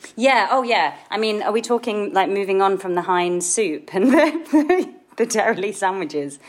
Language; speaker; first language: English; native; English